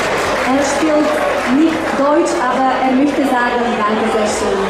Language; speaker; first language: German; non-native, fluent; Slovak